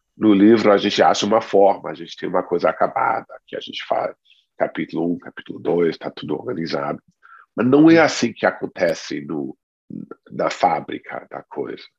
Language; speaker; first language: Portuguese; non-native, fluent; English